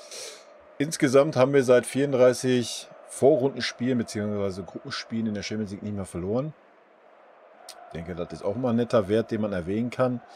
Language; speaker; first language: German; native; German